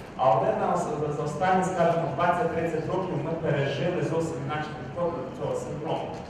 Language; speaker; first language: Ukrainian; native; Ukrainian